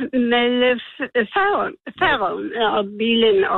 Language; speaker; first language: Danish; non-native, learner; Polish